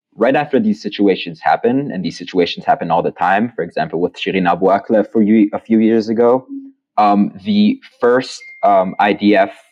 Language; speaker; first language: English; non-native, fluent; Hebrew